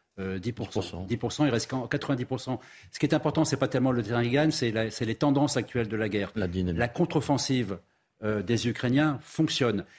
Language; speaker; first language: French; native; French